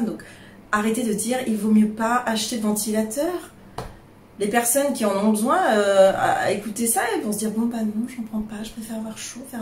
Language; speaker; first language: French; native; French